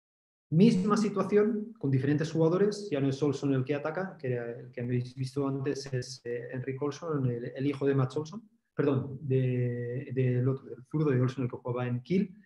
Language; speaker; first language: Spanish; native; Spanish